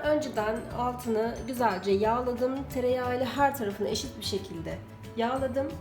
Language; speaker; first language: Turkish; native; Turkish